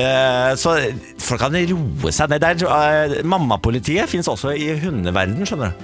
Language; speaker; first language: Norwegian; native; Norwegian